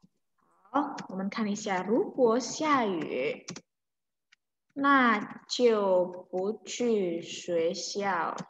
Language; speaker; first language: Chinese; non-native, fluent; Indonesian